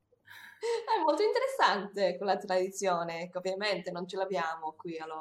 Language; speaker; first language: Italian; non-native, fluent; English